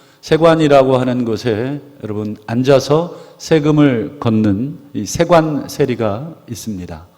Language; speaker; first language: Korean; native; Korean